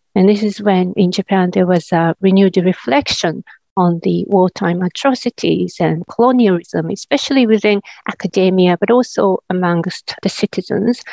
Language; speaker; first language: English; non-native, fluent; Japanese